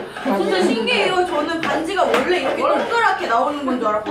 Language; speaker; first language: Korean; native; Korean